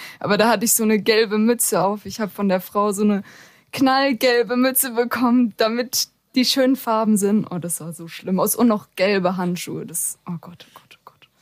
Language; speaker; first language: German; native; German